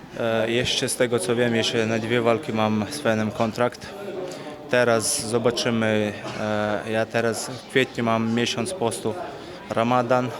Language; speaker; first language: Polish; non-native, fluent; Chechen